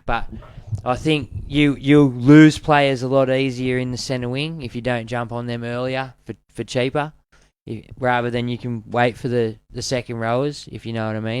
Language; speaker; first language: English; native; English